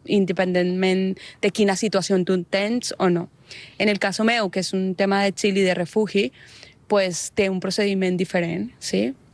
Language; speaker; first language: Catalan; non-native, learner; Spanish